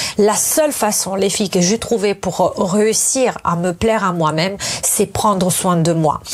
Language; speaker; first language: French; non-native, fluent; Italian